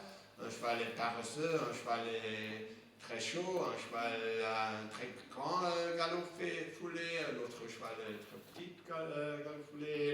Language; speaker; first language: French; non-native, fluent; English